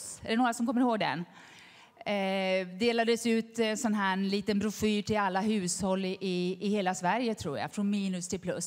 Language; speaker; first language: Swedish; native; Swedish